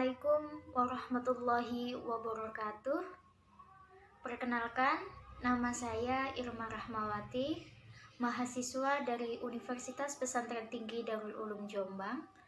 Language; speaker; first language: Indonesian; native; Indonesian